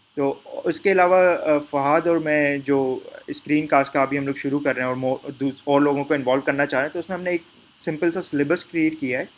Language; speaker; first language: Urdu; native; Urdu